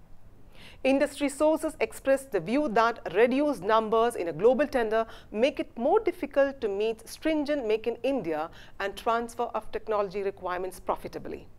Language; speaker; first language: English; non-native, local second language; Malayalam